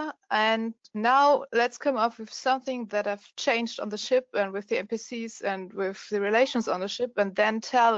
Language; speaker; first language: English; non-native, fluent; German